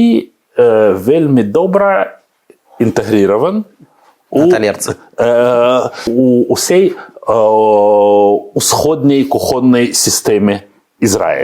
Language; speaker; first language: Belarusian; non-native, learner; Russian